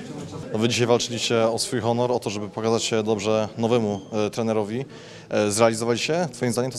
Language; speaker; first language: Polish; native; Polish